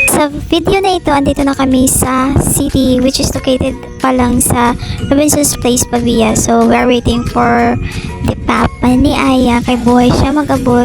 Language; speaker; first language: Filipino; non-native, local second language; Hiligaynon